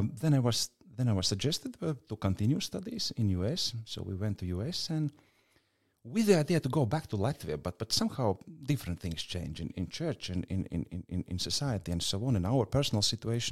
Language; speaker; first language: English; non-native, fluent; Latvian